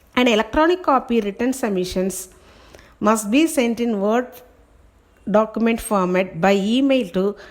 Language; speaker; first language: English; non-native, local second language; Tamil